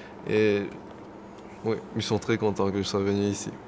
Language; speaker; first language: French; non-native, local second language; Morisyen